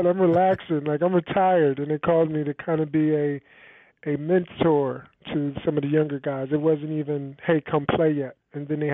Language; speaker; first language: English; native; English